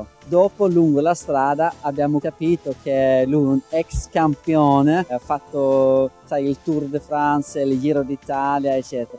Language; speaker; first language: Italian; non-native, fluent; Norwegian